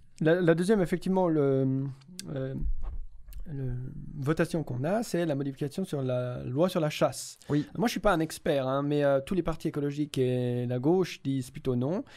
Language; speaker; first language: French; native; French